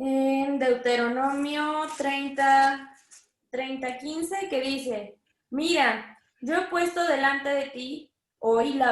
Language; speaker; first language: Spanish; native; Spanish